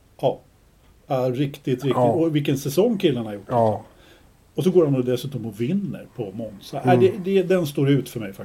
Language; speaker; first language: Swedish; native; Swedish